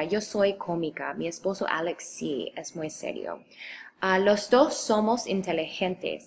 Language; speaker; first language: Spanish; non-native, fluent; English